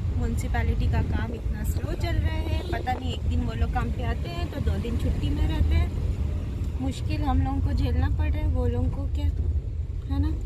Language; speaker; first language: Hindi; non-native, local second language; Bangla